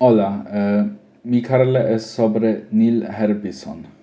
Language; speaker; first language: Spanish; non-native, learner; German